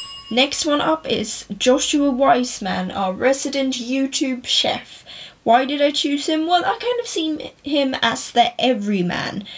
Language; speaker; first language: English; native; English